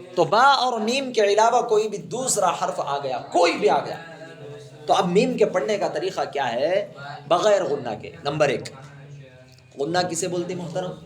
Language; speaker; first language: Urdu; native; Urdu